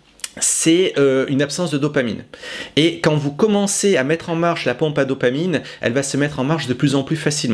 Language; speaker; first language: French; native; French